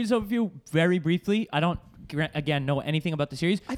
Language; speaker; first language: English; native; English